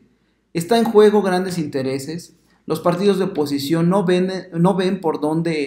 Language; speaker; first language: Spanish; native; Spanish